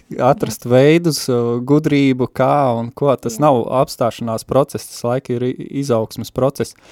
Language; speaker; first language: Latvian; native; Latvian